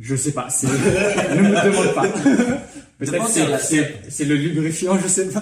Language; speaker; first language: French; early bilingual, heritage; French